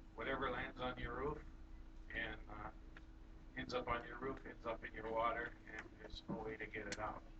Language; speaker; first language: English; native; English